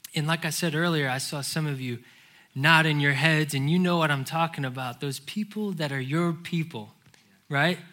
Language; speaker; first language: English; native; English